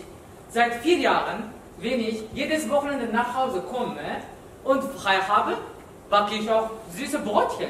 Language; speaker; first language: German; non-native, learner; Uzbek